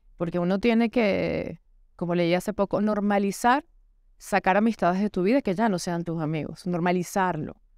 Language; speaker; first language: Spanish; native; Spanish